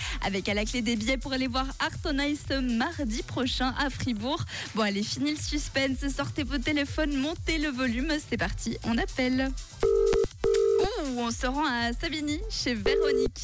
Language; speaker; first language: French; native; French